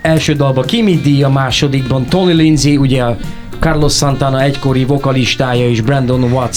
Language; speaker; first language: Hungarian; native; Hungarian